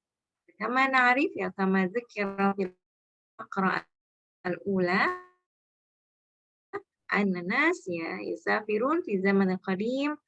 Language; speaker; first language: Arabic; non-native, fluent; Indonesian